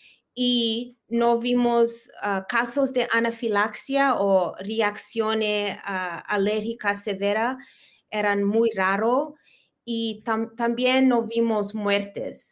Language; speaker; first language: Spanish; early bilingual, heritage; Spanish